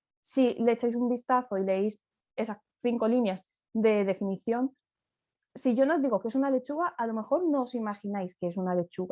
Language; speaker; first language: Spanish; native; Spanish